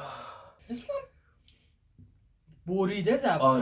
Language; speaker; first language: Persian; native; Persian